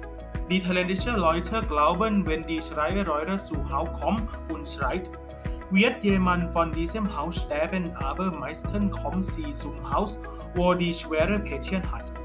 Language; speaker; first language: German; non-native, learner; Thai